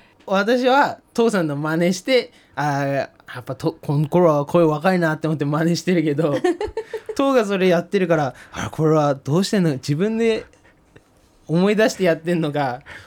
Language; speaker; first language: Japanese; native; Japanese